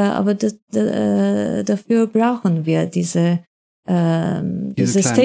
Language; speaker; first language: German; non-native, fluent; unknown